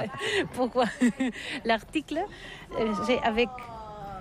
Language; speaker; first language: French; non-native, learner; Catalan